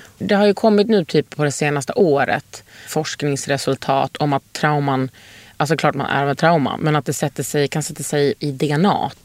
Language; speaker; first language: Swedish; native; Swedish